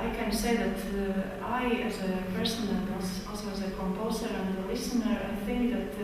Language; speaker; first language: English; non-native, fluent; Latvian